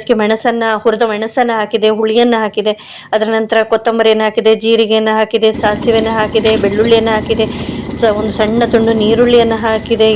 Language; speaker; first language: Kannada; non-native, local second language; Konkani